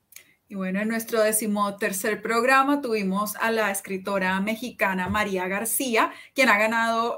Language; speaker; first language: Spanish; native; Spanish